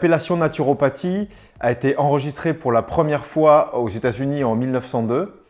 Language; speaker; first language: French; native; French